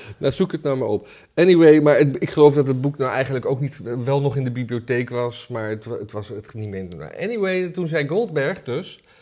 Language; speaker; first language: Dutch; native; Dutch